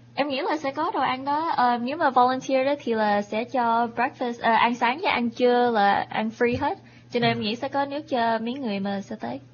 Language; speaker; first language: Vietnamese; early bilingual, heritage; Vietnamese